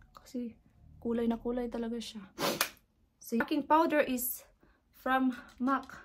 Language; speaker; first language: Filipino; native; Filipino